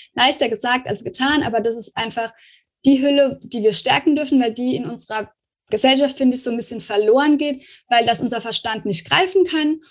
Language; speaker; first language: German; native; German